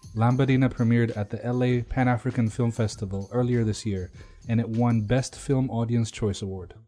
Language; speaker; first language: English; non-native, fluent; Amharic